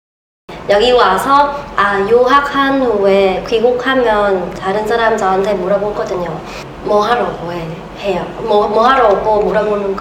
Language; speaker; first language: Korean; non-native, learner; Vietnamese